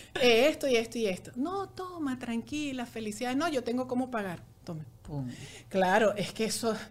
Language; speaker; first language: Spanish; native; Spanish